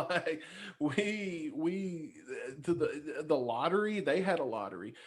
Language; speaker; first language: English; native; English